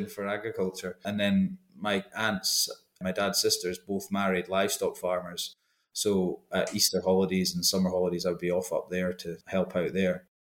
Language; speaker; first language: English; native; English